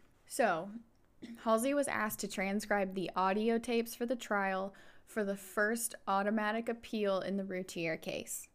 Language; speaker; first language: English; native; English